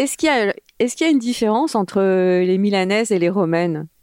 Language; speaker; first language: French; native; French